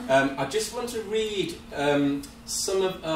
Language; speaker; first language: English; native; English